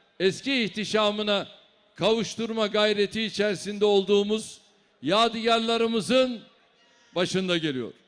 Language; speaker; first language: Turkish; native; Turkish